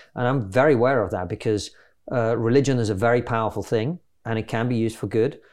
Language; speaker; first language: English; non-native, fluent; Russian